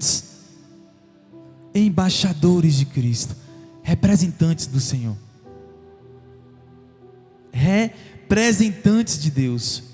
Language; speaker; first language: Portuguese; native; Portuguese